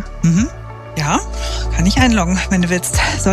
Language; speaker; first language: German; native; German